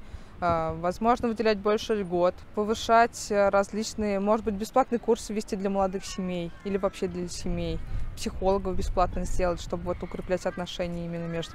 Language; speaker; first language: Russian; native; Russian